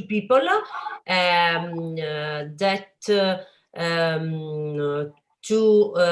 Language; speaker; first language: English; non-native, learner; Italian